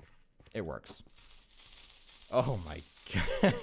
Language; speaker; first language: English; native; English